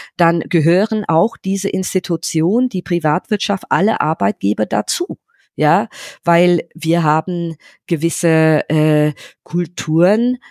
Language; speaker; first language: German; non-native, fluent; English